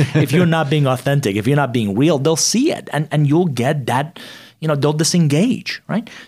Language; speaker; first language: English; non-native, fluent; Persian